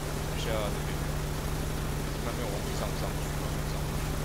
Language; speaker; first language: Chinese; native; Chinese